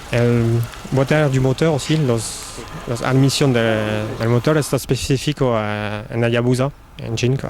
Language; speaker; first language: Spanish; early bilingual, heritage; French